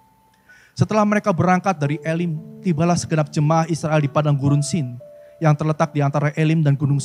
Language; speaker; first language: Indonesian; native; Indonesian